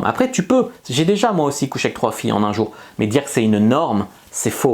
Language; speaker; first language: French; native; French